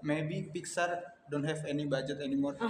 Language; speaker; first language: English; non-native, learner; Indonesian